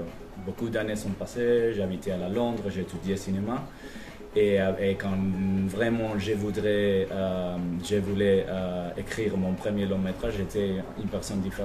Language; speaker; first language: French; non-native, fluent; Spanish